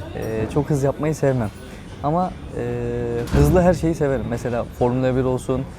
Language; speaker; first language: Turkish; native; Turkish